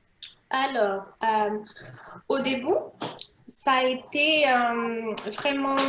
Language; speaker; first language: French; non-native, local second language; Portuguese